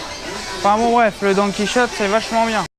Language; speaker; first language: French; native; French